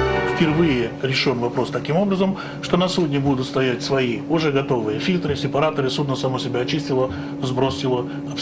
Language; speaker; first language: Russian; native; Russian